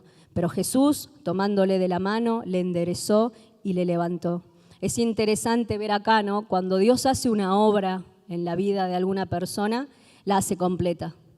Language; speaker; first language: Spanish; native; Spanish